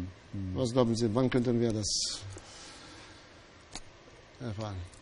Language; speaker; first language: German; non-native, fluent; Albanian